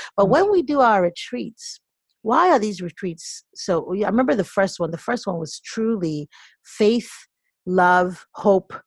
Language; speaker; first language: English; native; English